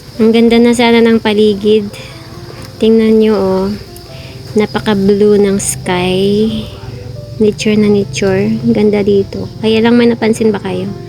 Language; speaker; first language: Filipino; non-native, local second language; Cebuano